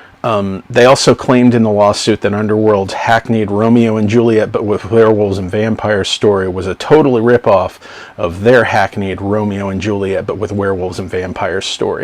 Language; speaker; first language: English; native; English